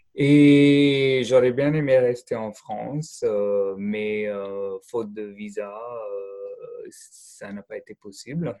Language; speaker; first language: French; non-native, fluent; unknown